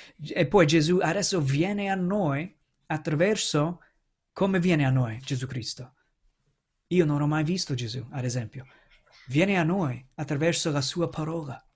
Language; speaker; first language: Italian; non-native, fluent; English